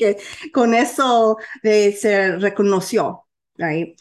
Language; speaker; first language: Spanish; early bilingual, heritage; Spanish